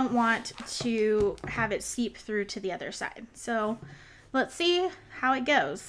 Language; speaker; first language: English; native; English